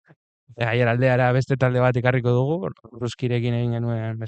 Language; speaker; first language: Basque; non-native, local second language; Spanish